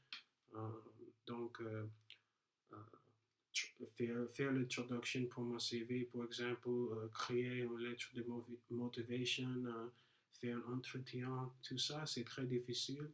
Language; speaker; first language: French; non-native, learner; English